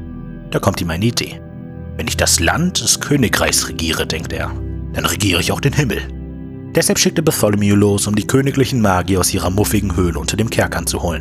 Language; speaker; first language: German; native; German